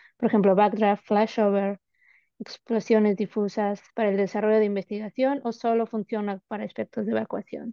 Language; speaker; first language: Spanish; native; Spanish